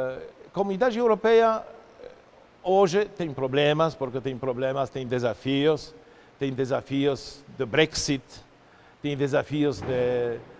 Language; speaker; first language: Portuguese; non-native, fluent; Polish